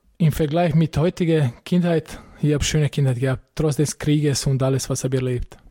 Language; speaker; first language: German; non-native, fluent; Bosnian